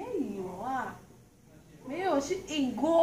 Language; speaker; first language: Chinese; non-native, learner; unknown